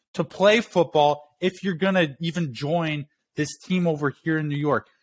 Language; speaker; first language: English; native; English